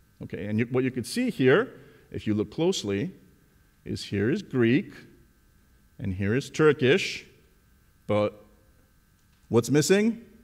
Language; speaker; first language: English; early bilingual, other home language; Greek